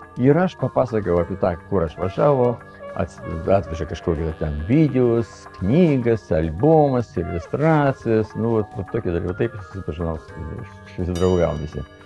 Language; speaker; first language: Lithuanian; non-native, fluent; Russian